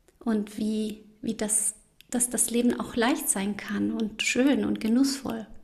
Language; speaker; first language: German; non-native, fluent; Spanish